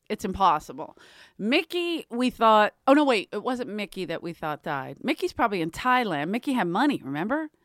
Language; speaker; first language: English; native; English